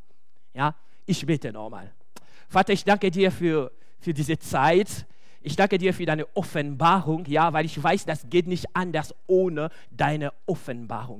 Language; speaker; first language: German; non-native, fluent; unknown